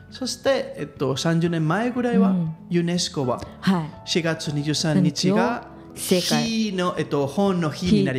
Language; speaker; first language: Japanese; non-native, learner; Catalan